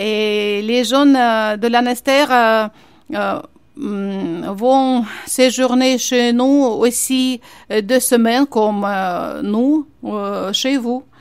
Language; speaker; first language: French; non-native, fluent; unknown